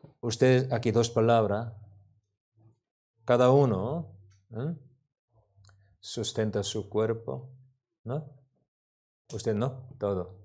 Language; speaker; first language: Spanish; non-native, learner; Korean